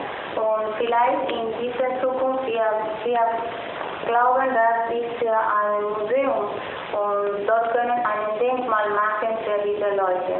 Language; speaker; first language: German; non-native, learner; Spanish